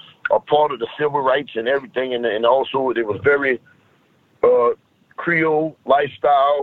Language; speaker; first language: English; native; English